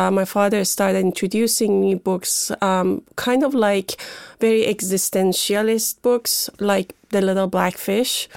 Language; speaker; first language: English; non-native, fluent; Persian